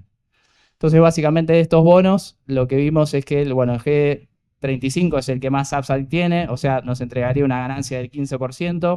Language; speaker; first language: Spanish; native; Spanish